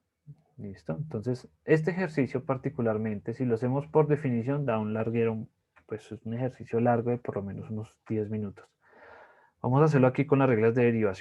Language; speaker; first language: Spanish; native; Spanish